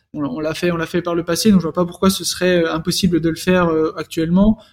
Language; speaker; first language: French; native; French